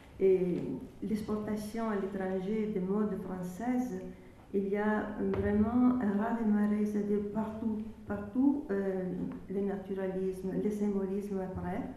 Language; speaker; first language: French; non-native, fluent; Italian